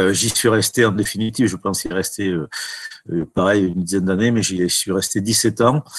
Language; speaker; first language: French; native; French